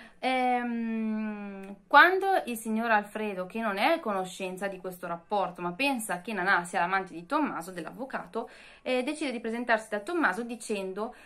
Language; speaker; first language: Italian; native; Italian